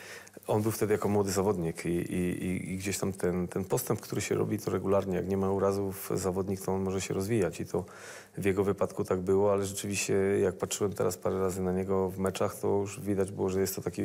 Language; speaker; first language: Polish; native; Polish